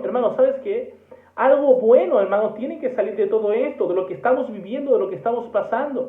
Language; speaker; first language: Spanish; native; Spanish